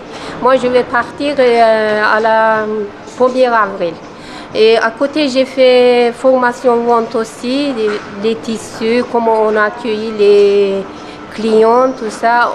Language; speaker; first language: French; non-native, learner; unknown